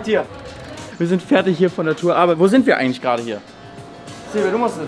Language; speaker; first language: German; native; German